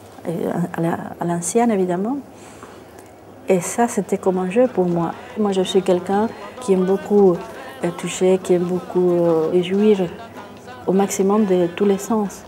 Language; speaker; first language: French; non-native, fluent; Spanish